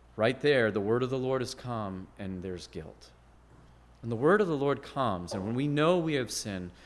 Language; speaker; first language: English; native; English